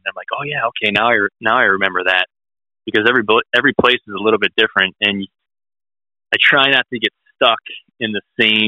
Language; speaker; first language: English; native; English